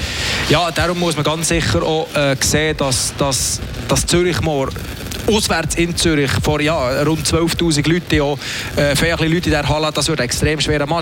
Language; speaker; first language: German; native; German